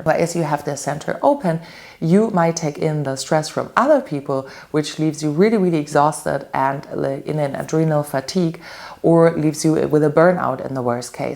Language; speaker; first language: English; non-native, fluent; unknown